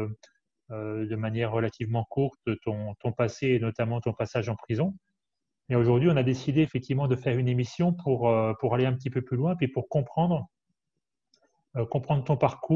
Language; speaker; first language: French; native; French